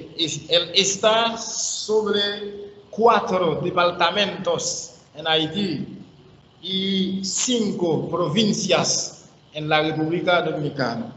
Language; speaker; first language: Spanish; non-native, learner; Haitian Creole